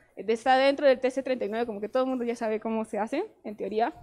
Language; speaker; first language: Spanish; native; Spanish